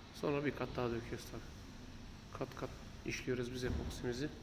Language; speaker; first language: Turkish; native; Turkish